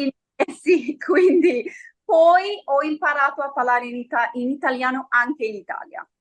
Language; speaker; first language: Italian; early bilingual, heritage; Friulian